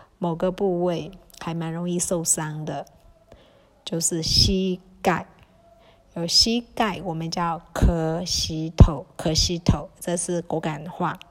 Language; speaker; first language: Chinese; early bilingual, heritage; Chinese